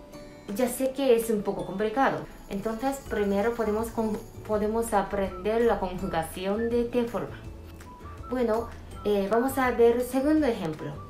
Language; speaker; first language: Spanish; non-native, fluent; Japanese